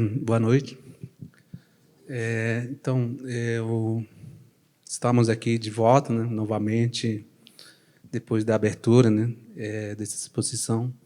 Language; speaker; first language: Portuguese; non-native, local second language; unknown